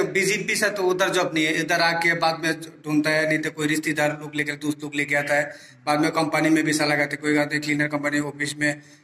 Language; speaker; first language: Hindi; non-native, learner; Bangla